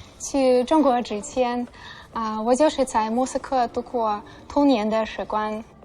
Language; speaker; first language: Chinese; non-native, fluent; Russian